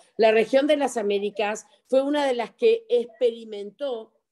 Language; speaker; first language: Spanish; native; Spanish